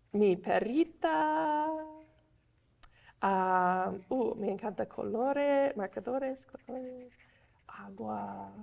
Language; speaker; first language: Spanish; non-native, fluent; English